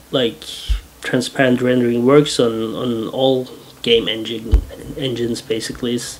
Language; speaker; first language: English; non-native, fluent; Norwegian